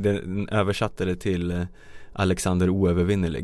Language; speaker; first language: Swedish; native; Swedish